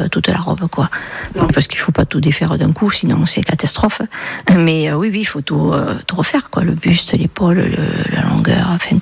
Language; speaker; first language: French; native; French